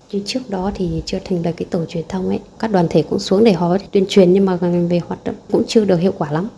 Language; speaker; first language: Vietnamese; non-native, local second language; Hmong